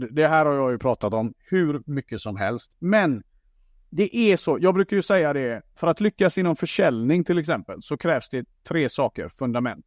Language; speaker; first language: Swedish; native; Swedish